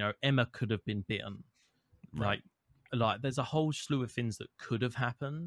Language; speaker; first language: English; native; English